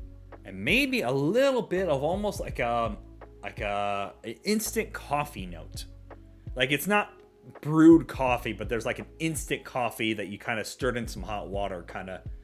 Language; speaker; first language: English; native; English